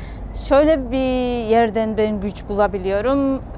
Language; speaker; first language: Turkish; non-native, fluent; Georgian